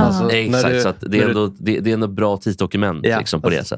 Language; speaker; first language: Swedish; native; Swedish